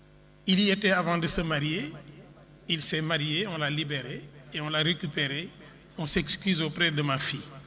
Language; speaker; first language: French; non-native, local second language; Wolof